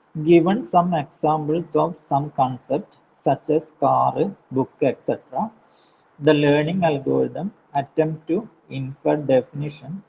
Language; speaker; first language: English; non-native, local second language; Malayalam